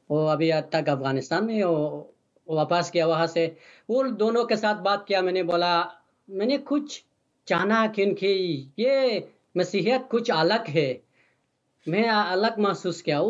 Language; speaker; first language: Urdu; non-native, learner; Persian